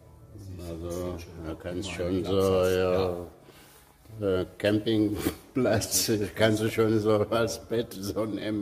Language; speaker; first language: German; non-native, learner; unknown